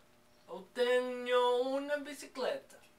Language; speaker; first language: Portuguese; non-native, learner; English